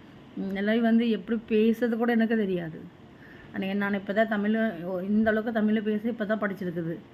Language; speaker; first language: Tamil; non-native, learner; Malayalam